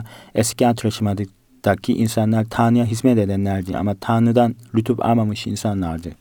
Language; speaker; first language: Turkish; non-native, fluent; Korean